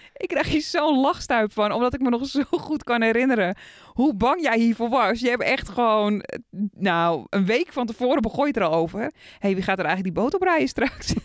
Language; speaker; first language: Dutch; native; Dutch